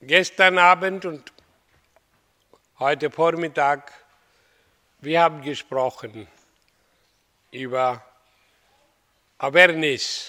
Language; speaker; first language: German; non-native, fluent; Hindi